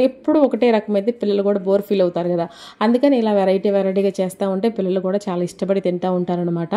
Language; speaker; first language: Telugu; native; Telugu